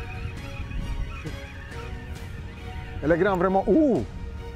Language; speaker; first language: French; non-native, fluent; Italian